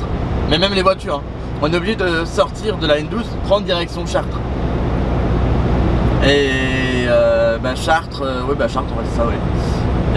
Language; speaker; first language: French; native; French